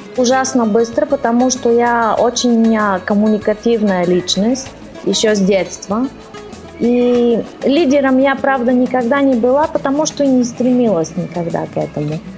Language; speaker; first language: Russian; early bilingual, heritage; Russian